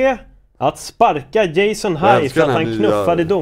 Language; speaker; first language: Swedish; native; Swedish